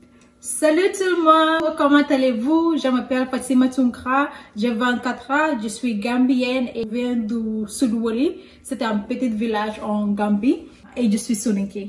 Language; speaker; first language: French; non-native, learner; Soninke